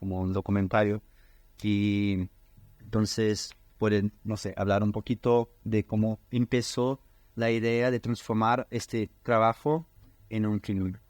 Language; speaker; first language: Spanish; non-native, learner; Portuguese